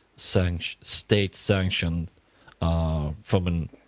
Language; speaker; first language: English; non-native, fluent; Swedish